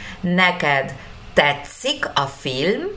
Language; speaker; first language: Hungarian; non-native, fluent; Spanish